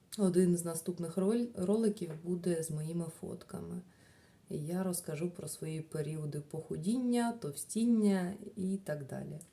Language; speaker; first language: Ukrainian; non-native, local second language; Russian